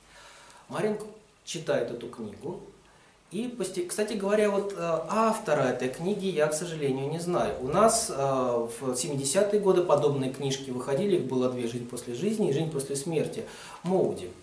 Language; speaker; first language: Russian; native; Russian